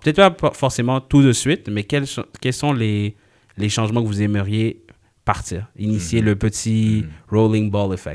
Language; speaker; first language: French; native; French